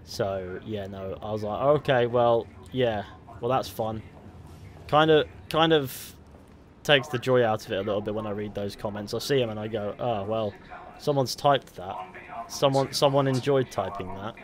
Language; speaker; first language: English; native; English